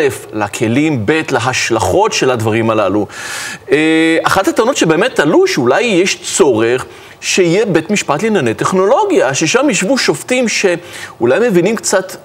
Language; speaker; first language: Hebrew; native; Hebrew